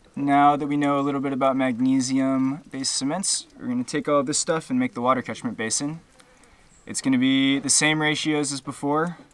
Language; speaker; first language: English; native; English